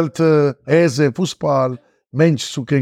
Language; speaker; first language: German; non-native, learner; Italian